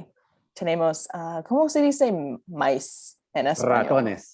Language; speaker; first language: Spanish; early bilingual, heritage; Spanish